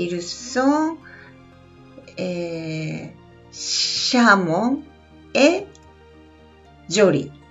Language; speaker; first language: French; non-native, learner; Japanese